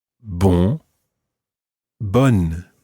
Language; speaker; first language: French; non-native, fluent; English